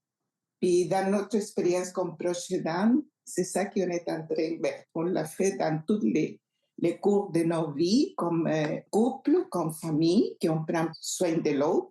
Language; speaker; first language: French; non-native, fluent; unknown